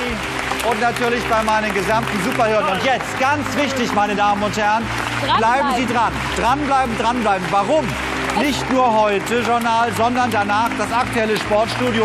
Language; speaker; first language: German; native; German